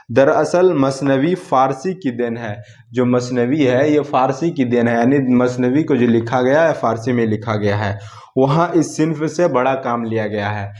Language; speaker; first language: Urdu; native; Urdu